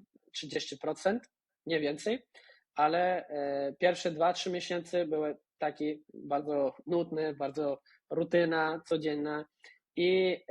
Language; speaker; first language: Polish; non-native, fluent; Spanish